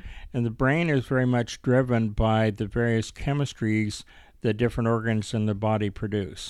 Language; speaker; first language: English; native; English